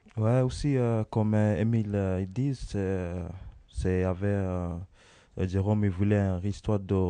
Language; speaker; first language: French; non-native, learner; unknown